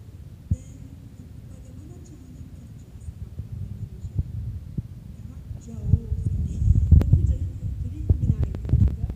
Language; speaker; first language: Indonesian; non-native, fluent; English